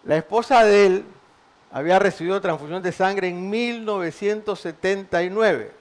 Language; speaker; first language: Spanish; native; Spanish